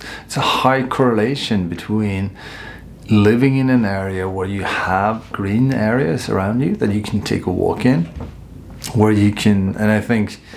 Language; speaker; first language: English; non-native, fluent; Swedish